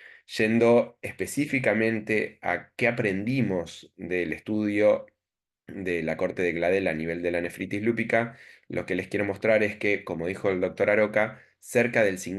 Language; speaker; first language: Spanish; native; Spanish